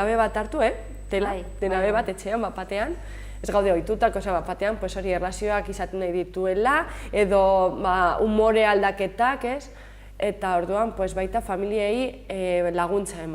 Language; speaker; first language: Basque; native; Basque